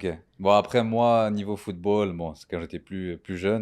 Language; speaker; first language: French; native; French